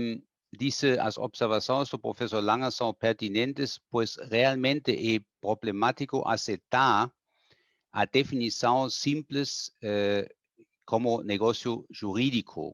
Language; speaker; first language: Portuguese; non-native, fluent; German